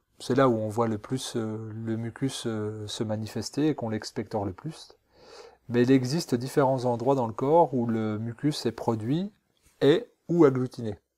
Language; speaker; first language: French; native; French